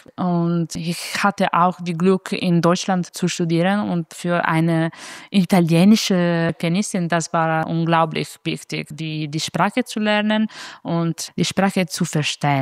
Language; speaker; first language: German; non-native, fluent; Italian